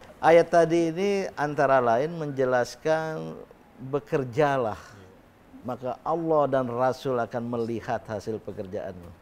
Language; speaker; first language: Indonesian; native; Indonesian